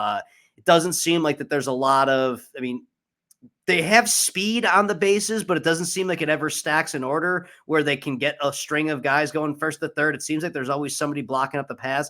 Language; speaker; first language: English; native; English